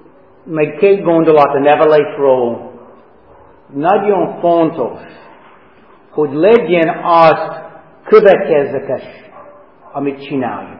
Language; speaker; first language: Hungarian; non-native, fluent; English